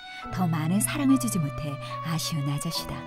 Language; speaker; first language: Korean; native; Korean